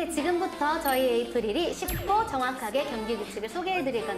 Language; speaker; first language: Korean; native; Korean